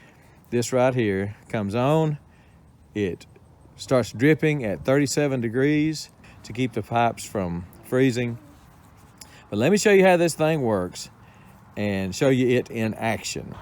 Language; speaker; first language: English; native; English